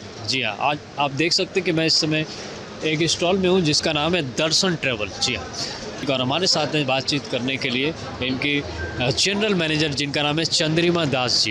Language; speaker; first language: Hindi; native; Hindi